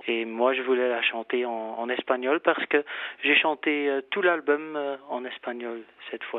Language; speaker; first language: French; non-native, fluent; Dutch